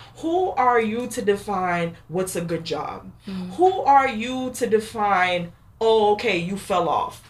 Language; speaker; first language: English; native; English